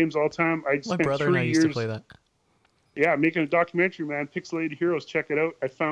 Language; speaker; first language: English; native; English